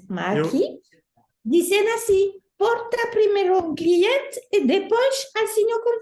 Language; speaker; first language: Portuguese; non-native, learner; Spanish